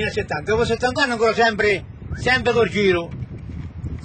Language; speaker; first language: Italian; native; Italian